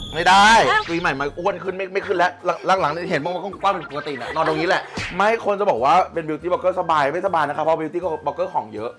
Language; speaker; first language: Thai; native; Thai